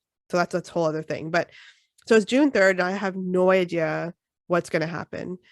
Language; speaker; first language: English; native; English